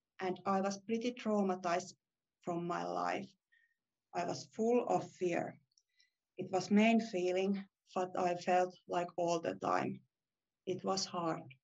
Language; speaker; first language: English; non-native, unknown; Finnish